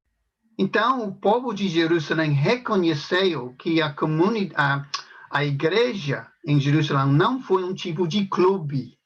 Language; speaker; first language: Portuguese; non-native, fluent; English